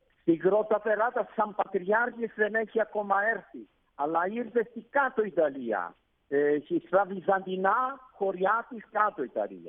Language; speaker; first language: Greek; non-native, fluent; Italian